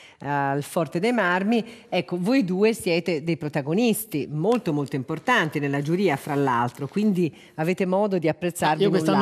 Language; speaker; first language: Italian; native; Italian